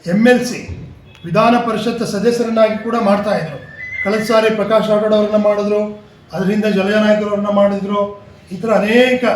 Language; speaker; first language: Kannada; non-native, local second language; Lambadi